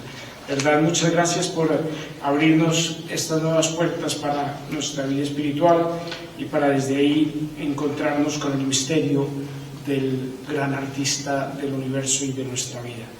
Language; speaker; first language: Spanish; native; Spanish